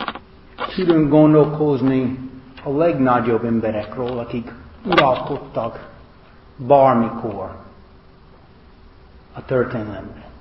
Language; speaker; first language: Hungarian; non-native, learner; English